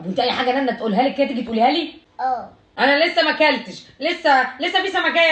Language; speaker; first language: Arabic; native; Arabic